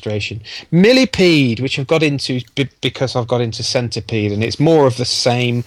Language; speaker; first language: English; native; English